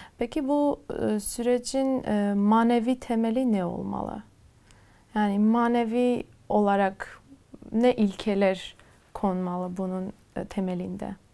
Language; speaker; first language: Turkish; non-native, fluent; Armenian